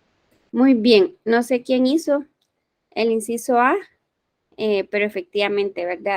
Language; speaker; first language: Spanish; native; Spanish